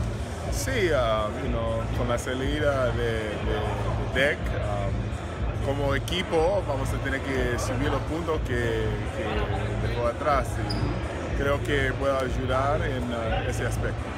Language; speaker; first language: Spanish; non-native, fluent; English